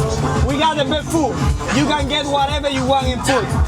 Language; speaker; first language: English; non-native, learner; Spanish